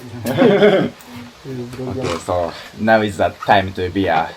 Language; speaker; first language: English; non-native, learner; Japanese